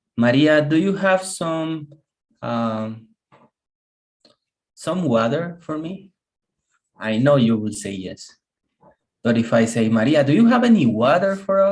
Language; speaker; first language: English; non-native, fluent; Spanish